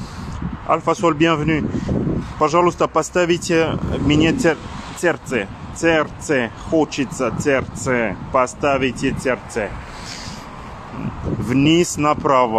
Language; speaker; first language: Russian; non-native, learner; French